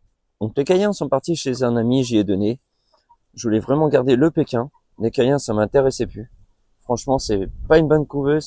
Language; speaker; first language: French; native; French